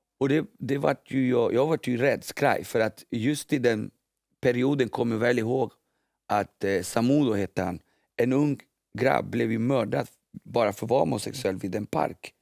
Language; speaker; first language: Swedish; early bilingual, other home language; Spanish